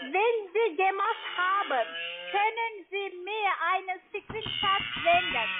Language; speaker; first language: German; non-native, learner; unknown